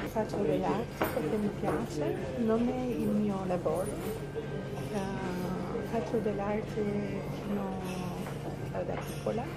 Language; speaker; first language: Italian; non-native, fluent; Albanian